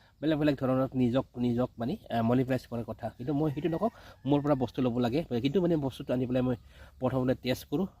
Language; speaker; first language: Assamese; native; Assamese